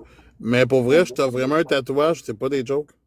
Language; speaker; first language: French; native; French